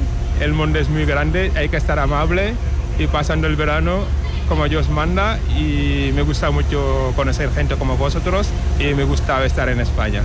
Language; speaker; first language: Spanish; non-native, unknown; Wolof